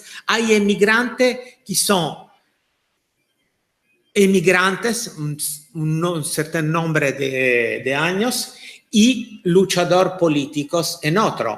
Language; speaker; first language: Spanish; non-native, fluent; Italian